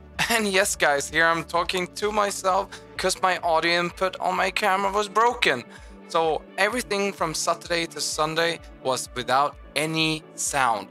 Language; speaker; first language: English; non-native, fluent; Swedish